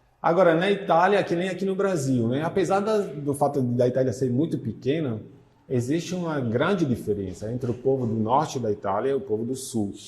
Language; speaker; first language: Portuguese; non-native, fluent; Italian